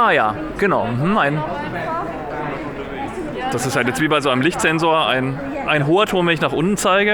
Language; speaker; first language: German; native; German